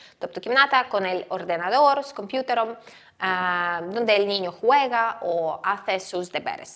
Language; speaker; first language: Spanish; non-native, fluent; Ukrainian